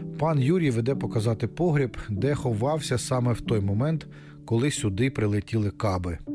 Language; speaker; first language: Ukrainian; native; Ukrainian